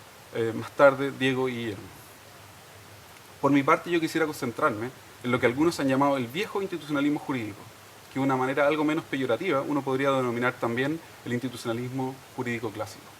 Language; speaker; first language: Spanish; native; Spanish